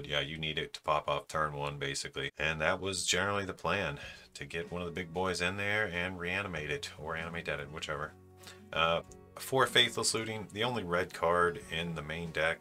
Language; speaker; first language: English; native; English